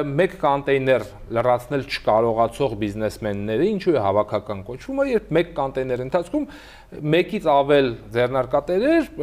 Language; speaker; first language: Armenian; native; Armenian